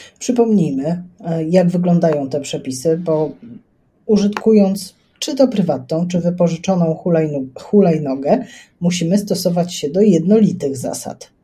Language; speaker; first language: Polish; native; Polish